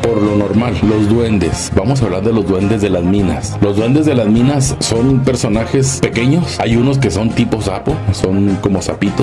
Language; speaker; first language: Spanish; native; Spanish